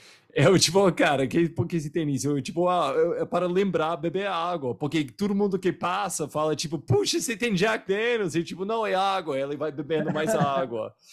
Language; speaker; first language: Portuguese; non-native, fluent; English